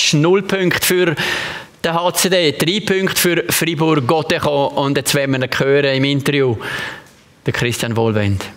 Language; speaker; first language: German; native; German